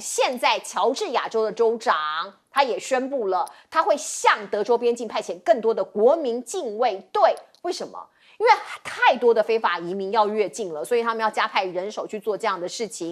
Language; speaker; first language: Chinese; native; Chinese